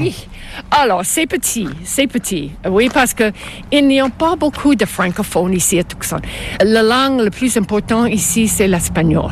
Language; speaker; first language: French; non-native, local second language; English